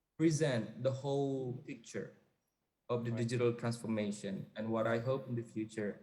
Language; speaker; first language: English; non-native, fluent; Indonesian